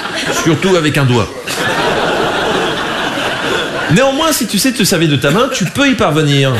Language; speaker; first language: French; native; French